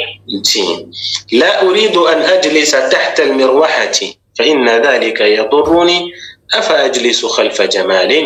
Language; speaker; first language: Arabic; non-native, fluent; Urdu